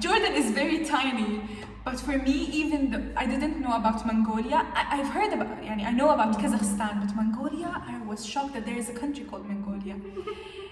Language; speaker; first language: English; non-native, fluent; Arabic